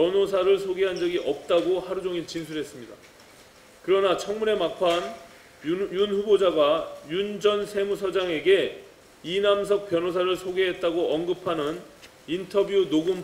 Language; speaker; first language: Korean; native; Korean